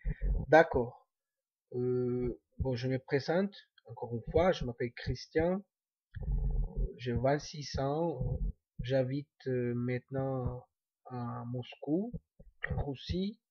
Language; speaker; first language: French; non-native, fluent; Spanish